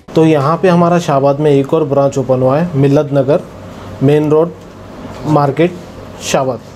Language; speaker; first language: Hindi; native; Hindi